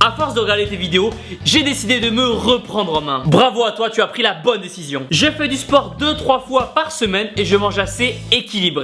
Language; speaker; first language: French; native; French